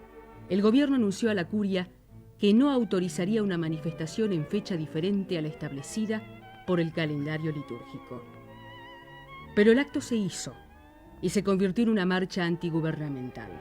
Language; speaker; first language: Spanish; native; Spanish